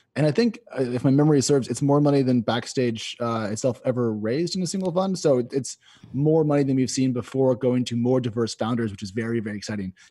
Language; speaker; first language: English; native; English